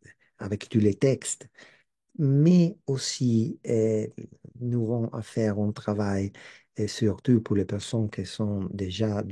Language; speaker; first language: French; non-native, learner; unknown